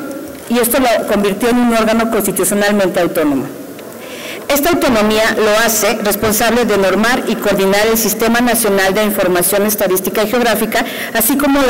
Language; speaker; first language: Spanish; native; Spanish